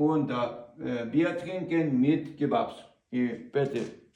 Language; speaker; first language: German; non-native, learner; Ukrainian